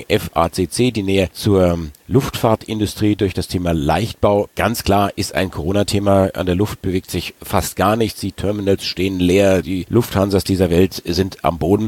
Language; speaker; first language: German; native; German